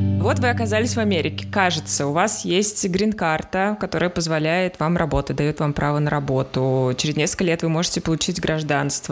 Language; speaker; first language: Russian; native; Russian